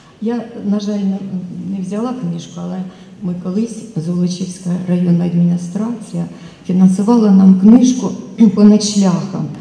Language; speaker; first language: Ukrainian; native; Ukrainian